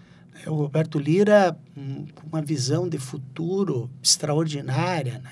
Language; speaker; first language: Portuguese; native; Portuguese